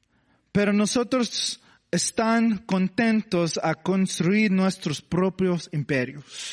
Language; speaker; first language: Spanish; non-native, learner; English